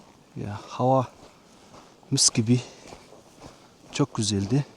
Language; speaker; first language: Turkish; non-native, learner; Mongolian